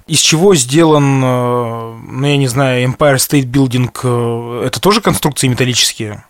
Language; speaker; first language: Russian; native; Russian